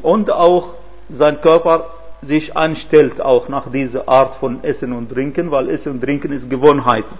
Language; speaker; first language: German; non-native, fluent; Arabic